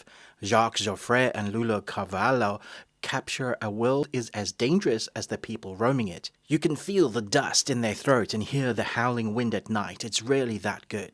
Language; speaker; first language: English; native; English